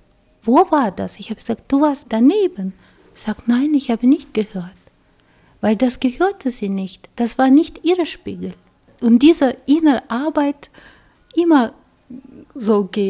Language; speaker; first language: German; non-native, fluent; Russian